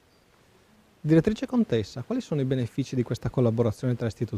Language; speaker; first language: Italian; native; Italian